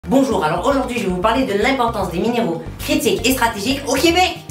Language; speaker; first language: French; native; French